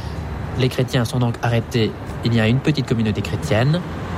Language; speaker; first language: French; native; French